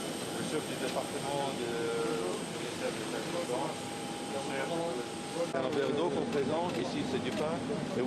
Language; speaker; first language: French; non-native, fluent; Russian